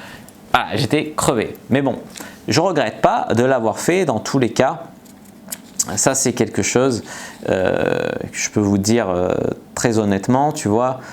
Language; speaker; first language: French; native; French